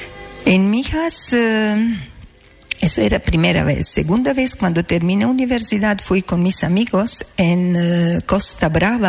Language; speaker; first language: Spanish; non-native, fluent; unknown